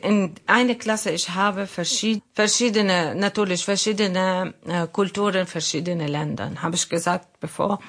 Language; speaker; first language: German; non-native, learner; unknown